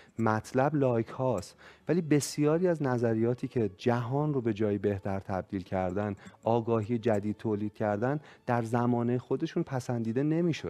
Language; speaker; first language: Persian; native; Persian